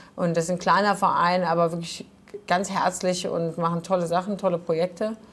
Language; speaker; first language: German; early bilingual, other home language; Croatian